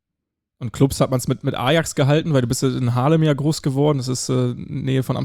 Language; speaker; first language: German; native; German